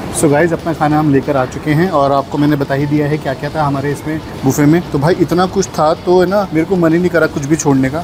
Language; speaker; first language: Hindi; native; Hindi